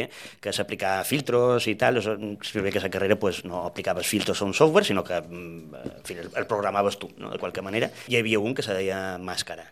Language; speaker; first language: Catalan; native; Catalan